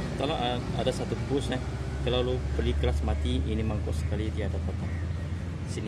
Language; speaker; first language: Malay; non-native, local second language; Chinese